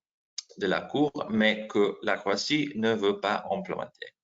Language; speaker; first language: French; non-native, fluent; Slovenian